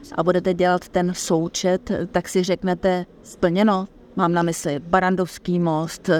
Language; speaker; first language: Czech; native; Czech